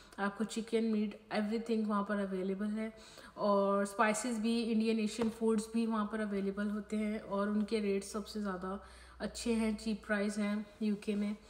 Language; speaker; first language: Urdu; native; Urdu